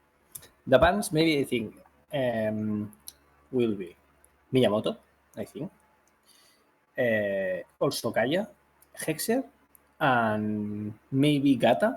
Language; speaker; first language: English; non-native, learner; Spanish